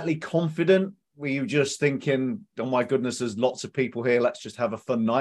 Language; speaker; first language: English; native; English